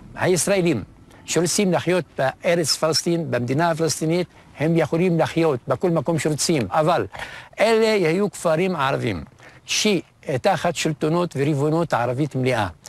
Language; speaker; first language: Hebrew; non-native, local second language; Arabic